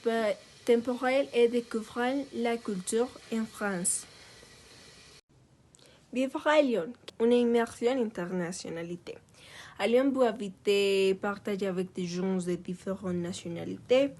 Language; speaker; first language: French; non-native, learner; Spanish